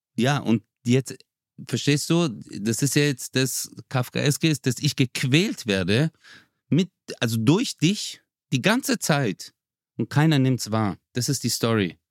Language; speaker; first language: German; early bilingual, other home language; Turkish